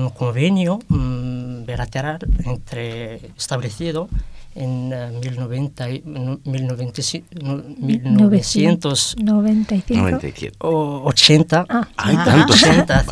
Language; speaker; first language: Spanish; non-native, fluent; Arabic